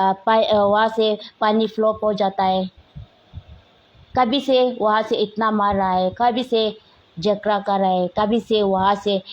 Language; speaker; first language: Hindi; non-native, local second language; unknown